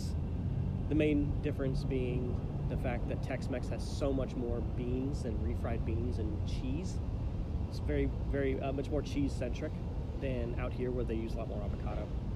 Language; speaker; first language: English; native; English